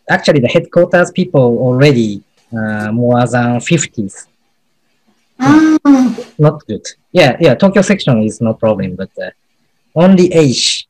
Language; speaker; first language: English; non-native, learner; Japanese